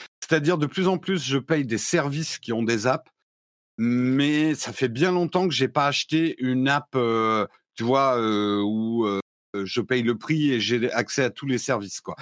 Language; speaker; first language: French; native; French